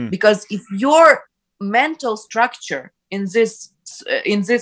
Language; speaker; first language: English; non-native, fluent; Ukrainian